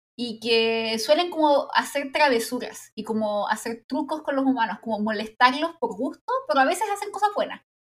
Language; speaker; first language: Spanish; native; Spanish